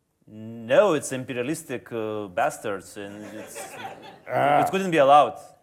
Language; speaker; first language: English; non-native, fluent; Lithuanian